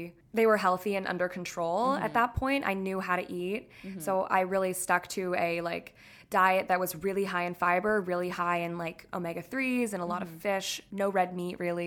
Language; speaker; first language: English; native; English